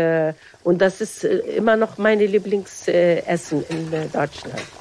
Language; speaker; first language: German; non-native, fluent; Arabic